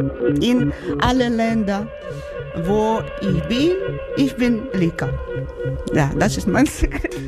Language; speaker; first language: German; non-native, learner; Ukrainian